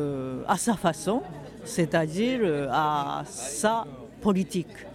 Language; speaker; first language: French; non-native, fluent; Japanese